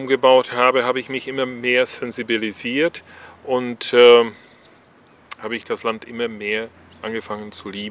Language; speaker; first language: German; non-native, fluent; Czech